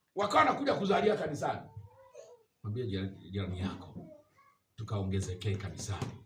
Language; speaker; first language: Swahili; native; Swahili